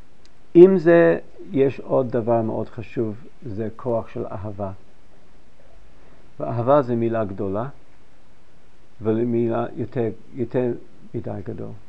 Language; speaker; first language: Hebrew; non-native, fluent; English